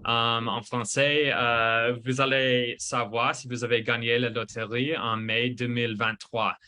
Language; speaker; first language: French; non-native, fluent; English